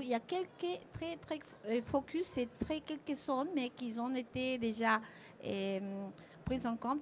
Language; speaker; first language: French; non-native, fluent; Spanish